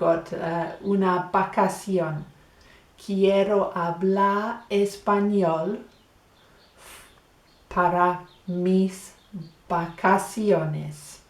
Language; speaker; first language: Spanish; non-native, fluent; English